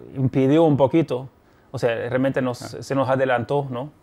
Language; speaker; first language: Spanish; non-native, fluent; German